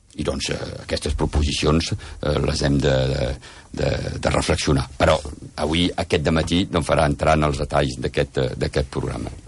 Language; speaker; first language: Catalan; early bilingual, heritage; Catalan